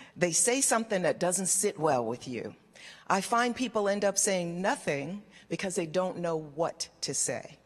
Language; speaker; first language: English; native; English